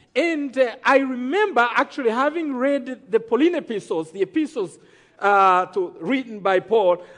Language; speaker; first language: English; non-native, local second language; Kinyarwanda